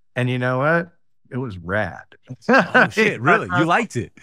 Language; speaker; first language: English; native; English